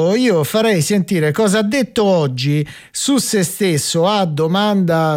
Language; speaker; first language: Italian; native; Italian